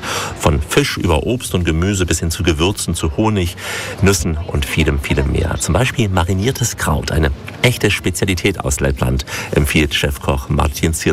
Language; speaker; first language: German; native; German